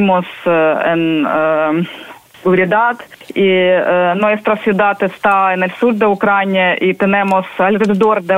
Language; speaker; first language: Spanish; non-native, learner; Ukrainian